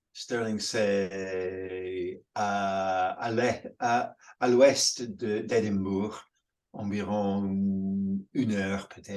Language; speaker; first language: French; non-native, fluent; English